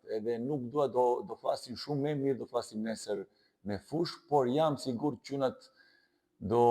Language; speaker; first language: Albanian; non-native, learner; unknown